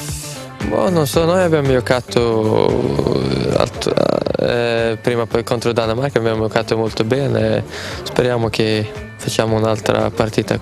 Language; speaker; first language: Italian; non-native, learner; Swedish